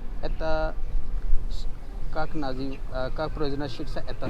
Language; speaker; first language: Russian; non-native, learner; Urdu